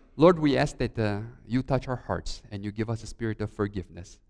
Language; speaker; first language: English; early bilingual, other home language; Romanian